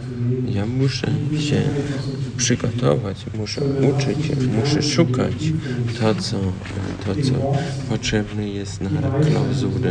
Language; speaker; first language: Polish; early bilingual, heritage; Polish